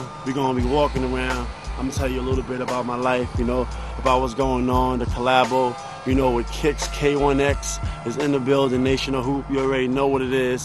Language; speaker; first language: English; native; English